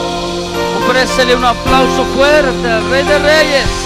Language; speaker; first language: Spanish; native; Spanish